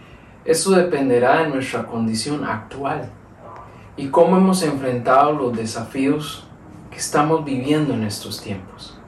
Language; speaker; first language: Spanish; native; Spanish